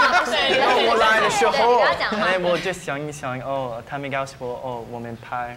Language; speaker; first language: Chinese; non-native, learner; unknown